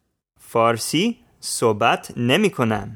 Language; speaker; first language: Persian; non-native, learner; English